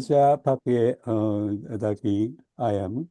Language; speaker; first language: Indonesian; non-native, learner; Japanese